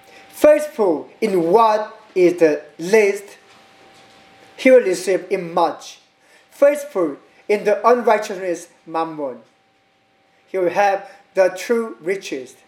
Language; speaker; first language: English; non-native, learner; Korean